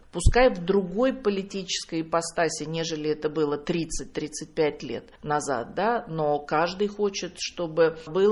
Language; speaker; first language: Russian; native; Russian